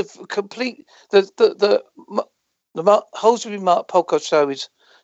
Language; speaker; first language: English; native; English